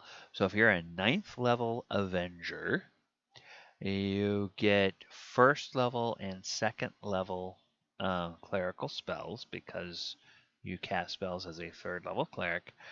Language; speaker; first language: English; native; English